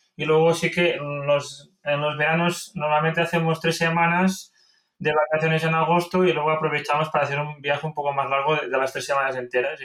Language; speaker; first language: Spanish; non-native, local second language; Catalan